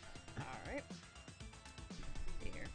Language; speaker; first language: English; native; English